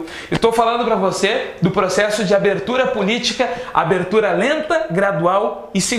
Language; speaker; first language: Portuguese; native; Portuguese